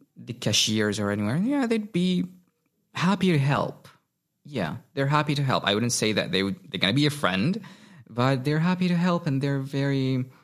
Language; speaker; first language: English; non-native, fluent; Arabic